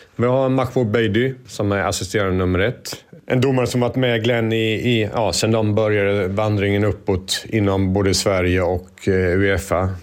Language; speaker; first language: Swedish; native; Swedish